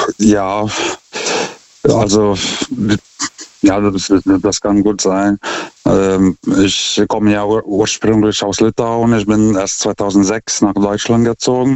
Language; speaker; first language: German; non-native, fluent; Lithuanian